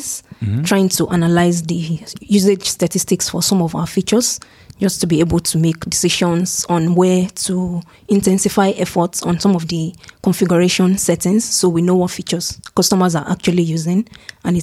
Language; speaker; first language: English; non-native, local second language; Yoruba